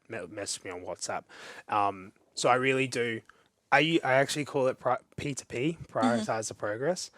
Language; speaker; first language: English; native; English